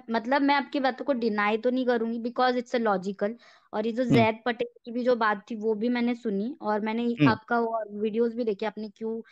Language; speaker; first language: Hindi; native; Hindi